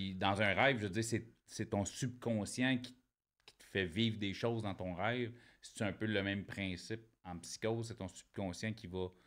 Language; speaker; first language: French; native; French